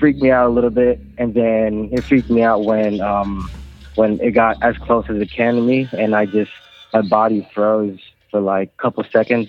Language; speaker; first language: English; non-native, local second language; Filipino